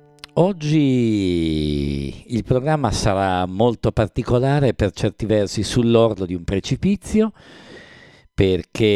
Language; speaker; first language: Italian; native; Italian